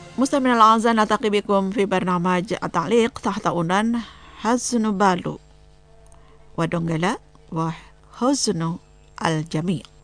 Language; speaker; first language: Arabic; non-native, fluent; Indonesian